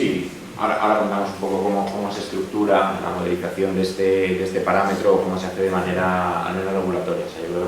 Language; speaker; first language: Spanish; native; Spanish